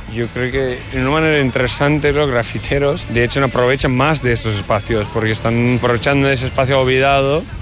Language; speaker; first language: Spanish; non-native, fluent; English